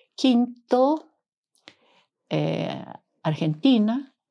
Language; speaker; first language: Spanish; non-native, fluent; Japanese